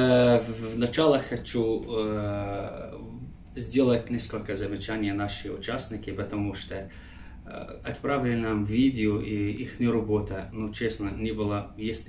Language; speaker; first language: Russian; non-native, learner; Arabic